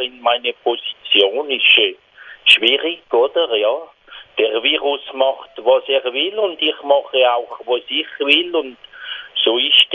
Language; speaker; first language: German; non-native, local second language; French